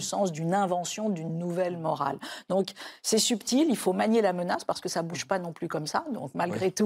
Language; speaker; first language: French; native; French